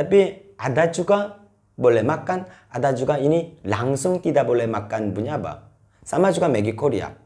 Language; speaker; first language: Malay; non-native, fluent; Korean